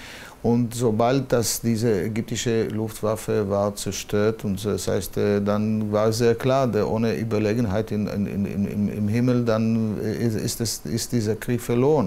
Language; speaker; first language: German; non-native, fluent; Hebrew